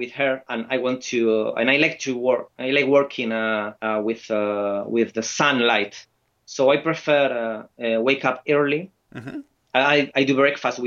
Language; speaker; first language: English; non-native, fluent; Spanish